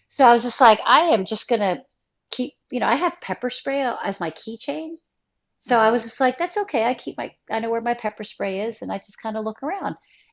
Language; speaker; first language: English; native; English